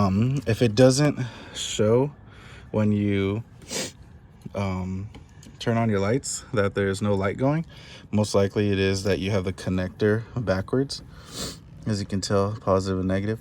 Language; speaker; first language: English; native; English